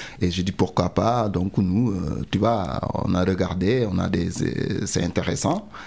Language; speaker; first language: French; non-native, local second language; Wolof